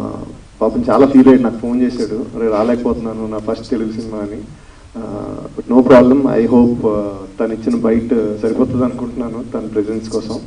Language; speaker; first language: Telugu; native; Telugu